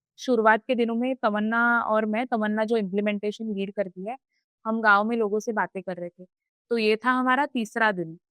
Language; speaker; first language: Hindi; non-native, local second language; Marathi